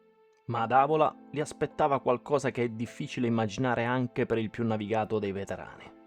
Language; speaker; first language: Italian; native; Italian